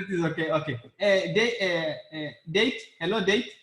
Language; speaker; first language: English; non-native, learner; Arabic